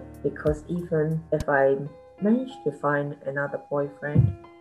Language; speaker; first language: English; non-native, local second language; Cantonese